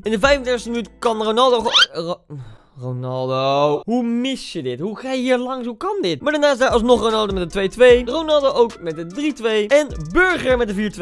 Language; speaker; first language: Dutch; native; Dutch